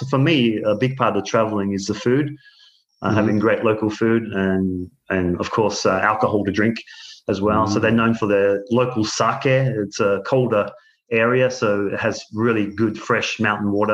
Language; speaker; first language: English; native; English